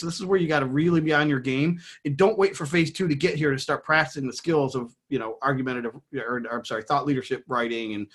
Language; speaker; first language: English; native; English